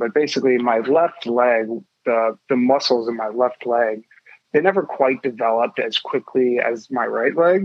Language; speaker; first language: English; native; English